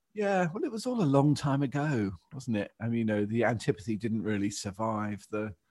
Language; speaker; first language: English; native; English